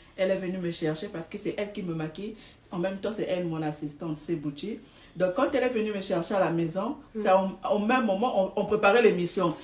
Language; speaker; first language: French; non-native, local second language; Lingala